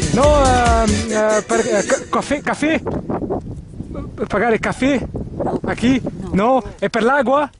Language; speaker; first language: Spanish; non-native, learner; French